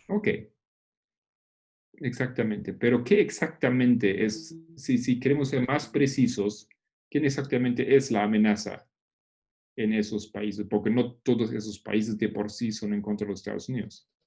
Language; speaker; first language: Spanish; non-native, fluent; Portuguese